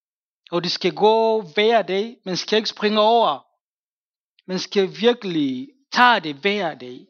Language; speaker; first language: Danish; non-native, fluent; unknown